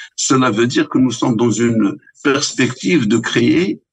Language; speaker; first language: French; non-native, local second language; Arabic